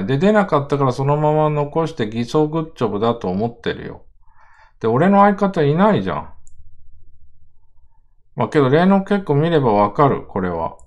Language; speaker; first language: Japanese; native; Japanese